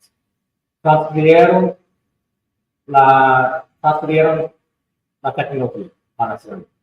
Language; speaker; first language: Spanish; non-native, fluent; English